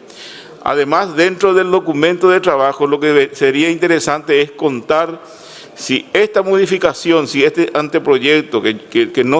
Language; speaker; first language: Spanish; native; Spanish